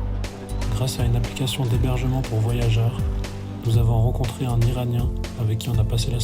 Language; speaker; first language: French; native; French